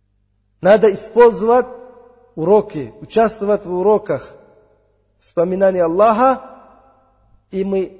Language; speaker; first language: Russian; non-native, learner; Uzbek